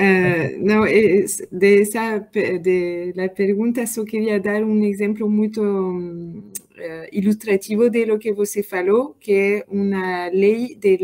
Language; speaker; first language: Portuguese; non-native, learner; French